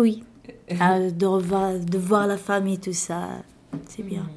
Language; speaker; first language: French; non-native, learner; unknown